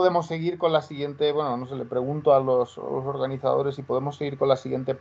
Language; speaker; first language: Spanish; native; Spanish